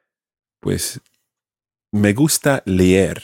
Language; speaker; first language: Spanish; non-native, fluent; English